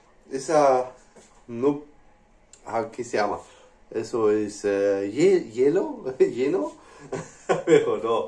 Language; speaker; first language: Spanish; non-native, learner; English